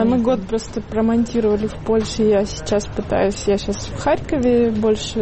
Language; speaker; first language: Russian; native; Russian